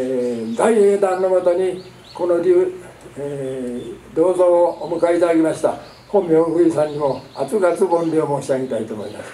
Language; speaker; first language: Japanese; native; Japanese